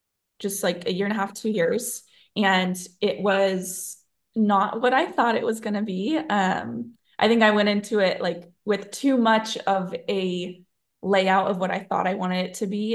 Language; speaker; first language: English; native; English